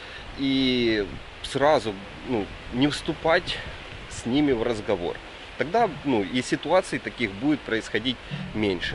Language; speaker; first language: Russian; native; Russian